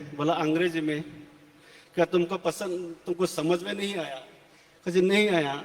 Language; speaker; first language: Hindi; non-native, local second language; Assamese